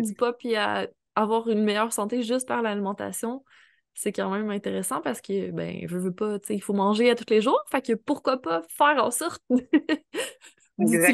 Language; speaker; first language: French; native; French